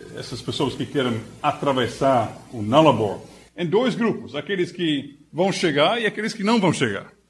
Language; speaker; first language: Portuguese; non-native, fluent; English